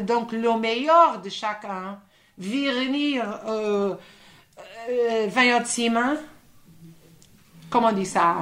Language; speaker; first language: French; non-native, fluent; Portuguese